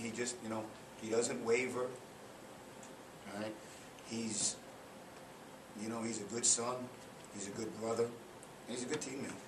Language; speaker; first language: English; native; English